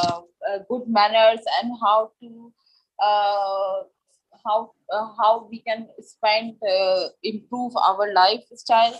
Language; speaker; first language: English; non-native, learner; Urdu